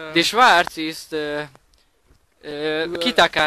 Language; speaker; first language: German; non-native, learner; Hungarian